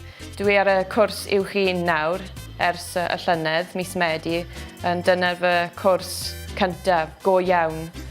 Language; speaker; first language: Welsh; non-native, local second language; English